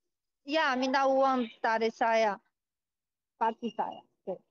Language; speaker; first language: Indonesian; non-native, learner; Chinese